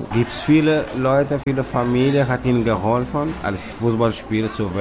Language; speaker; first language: German; non-native, fluent; Kabuverdianu